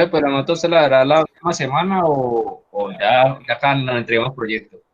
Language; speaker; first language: Spanish; native; Spanish